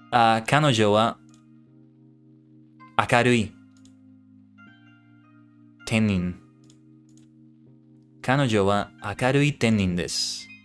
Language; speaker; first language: Japanese; non-native, learner; English